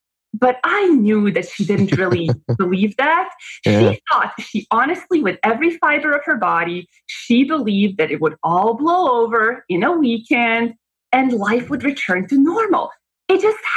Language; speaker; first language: English; non-native, fluent; Bosnian